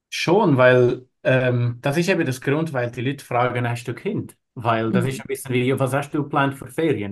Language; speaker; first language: German; non-native, learner; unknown